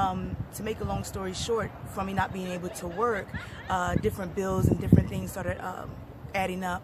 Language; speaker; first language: English; native; English